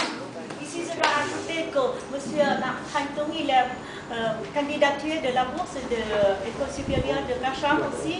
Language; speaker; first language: French; non-native, learner; Vietnamese